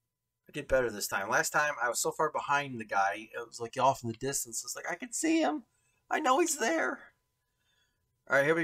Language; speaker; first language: English; native; English